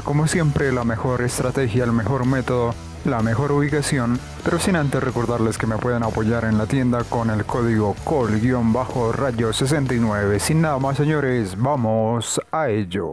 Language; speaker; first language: Spanish; native; Spanish